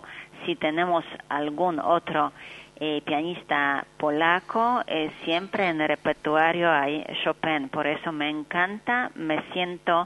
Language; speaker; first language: Spanish; non-native, fluent; Polish